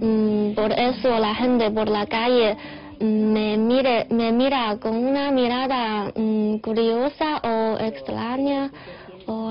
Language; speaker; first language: Spanish; non-native, learner; Chinese